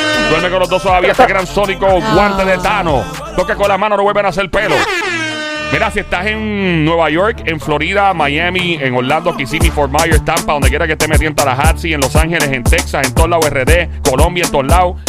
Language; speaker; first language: Spanish; native; Spanish